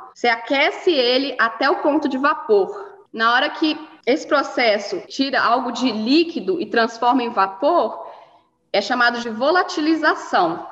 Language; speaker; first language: Portuguese; native; Portuguese